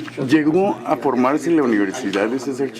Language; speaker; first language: Spanish; native; Spanish